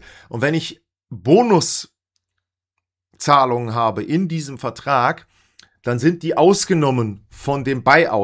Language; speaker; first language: German; native; German